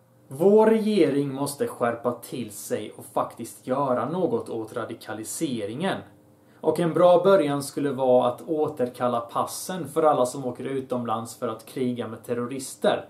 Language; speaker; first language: Swedish; early bilingual, other home language; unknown